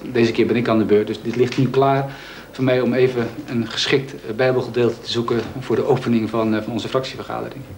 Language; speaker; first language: Dutch; native; Dutch